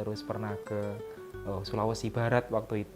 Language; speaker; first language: Indonesian; native; Indonesian